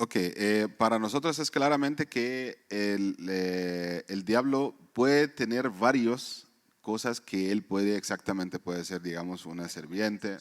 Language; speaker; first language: Spanish; non-native, fluent; Arabic